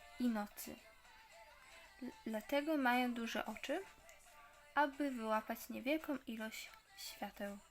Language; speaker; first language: Polish; native; Polish